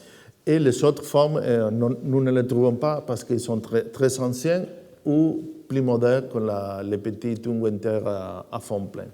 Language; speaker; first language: French; non-native, fluent; Spanish